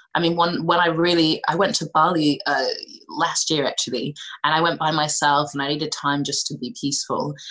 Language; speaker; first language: English; native; English